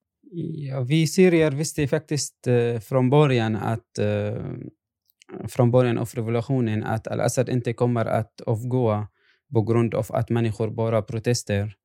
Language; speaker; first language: Swedish; non-native, fluent; Arabic